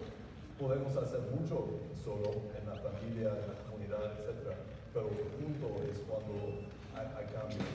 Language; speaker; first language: Spanish; non-native, fluent; English